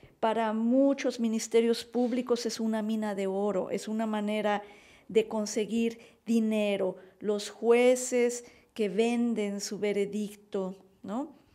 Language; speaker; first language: Spanish; native; Spanish